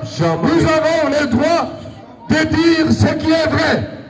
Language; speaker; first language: French; non-native, local second language; Luxembourgish